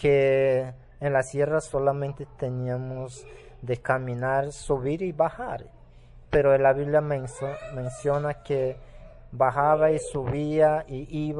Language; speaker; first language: Spanish; non-native, local second language; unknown